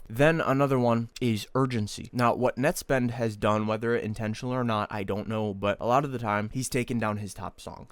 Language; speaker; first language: English; native; English